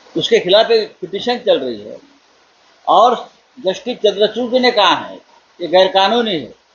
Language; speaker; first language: Hindi; native; Hindi